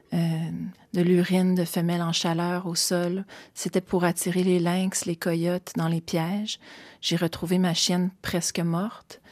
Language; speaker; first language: French; native; French